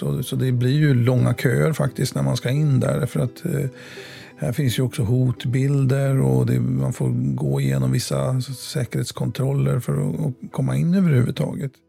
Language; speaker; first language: Swedish; native; Swedish